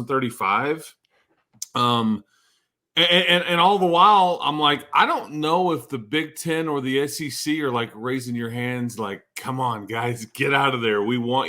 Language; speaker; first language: English; native; English